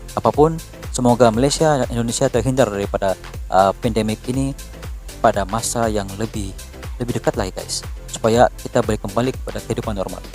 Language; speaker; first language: Malay; native; Malay